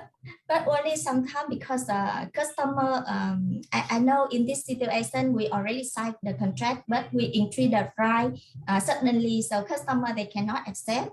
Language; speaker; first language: English; non-native, learner; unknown